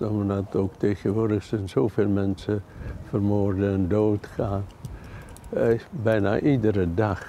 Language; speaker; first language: Dutch; non-native, fluent; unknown